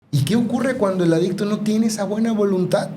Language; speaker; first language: Spanish; native; Spanish